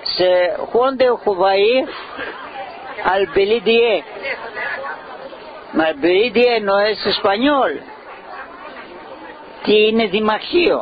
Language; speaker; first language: Spanish; early bilingual, heritage; Ladino